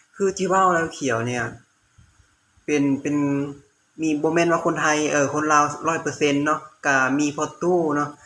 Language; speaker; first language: Lao; native; Lao